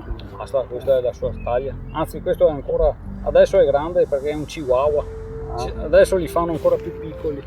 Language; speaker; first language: Italian; native; Italian